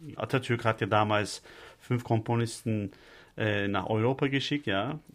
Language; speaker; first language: German; non-native, fluent; Turkish